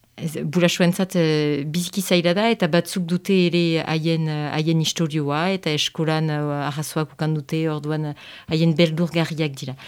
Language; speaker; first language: Basque; non-native, local second language; French